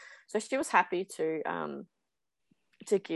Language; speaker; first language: English; native; English